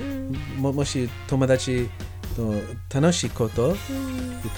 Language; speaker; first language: Japanese; non-native, learner; English